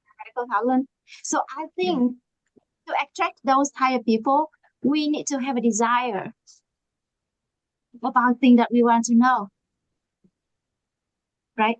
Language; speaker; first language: English; non-native, learner; Vietnamese